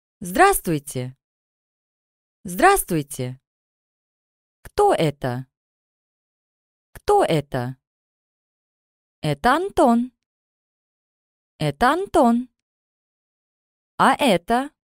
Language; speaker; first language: Russian; non-native, learner; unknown